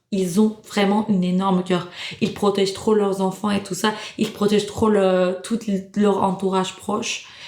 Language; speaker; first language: French; non-native, fluent; Turkish